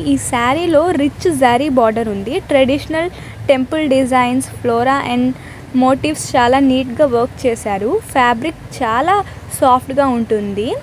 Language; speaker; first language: Telugu; non-native, local second language; Urdu